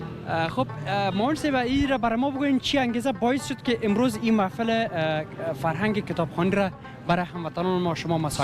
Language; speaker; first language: Persian; native; Persian